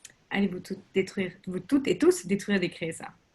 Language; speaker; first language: French; native; French